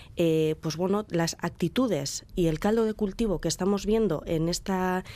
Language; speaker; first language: Spanish; non-native, local second language; Basque